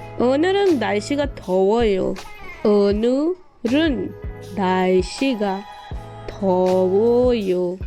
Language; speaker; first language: Korean; non-native, fluent; Hindi